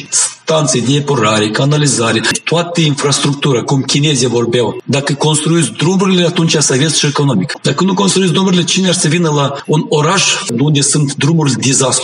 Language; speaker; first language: Romanian; non-native, local second language; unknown